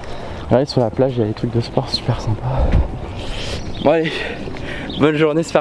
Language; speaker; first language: French; native; French